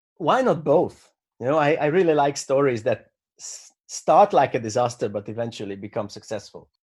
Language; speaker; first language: English; non-native, fluent; Hungarian